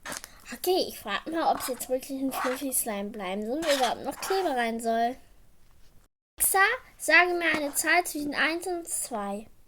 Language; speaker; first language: German; native; German